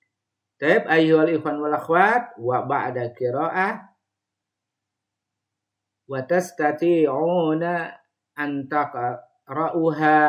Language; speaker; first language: Arabic; non-native, fluent; Indonesian